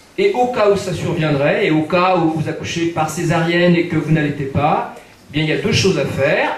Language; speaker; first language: French; native; French